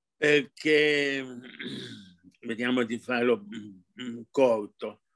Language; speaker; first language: Italian; early bilingual, heritage; Arabic